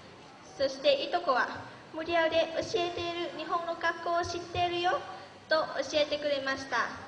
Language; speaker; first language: Japanese; early bilingual, other home language; Lao